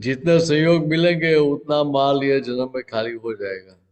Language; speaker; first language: Hindi; non-native, local second language; Gujarati